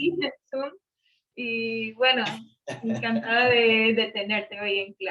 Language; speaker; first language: Spanish; non-native, fluent; English